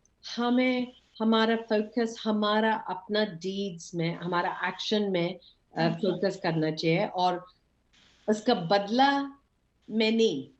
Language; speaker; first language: Hindi; early bilingual, heritage; English